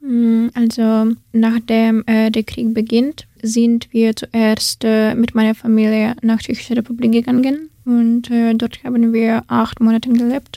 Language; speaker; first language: German; non-native, fluent; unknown